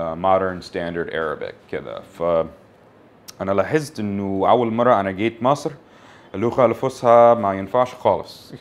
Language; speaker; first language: Arabic; non-native, fluent; English